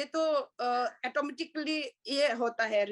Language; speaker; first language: Hindi; non-native, local second language; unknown